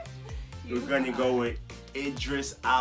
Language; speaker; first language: English; native; English